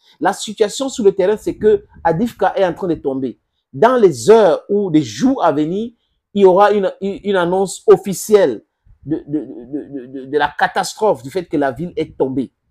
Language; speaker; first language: French; non-native, local second language; English